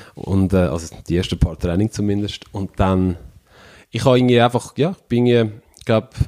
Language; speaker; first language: German; native; German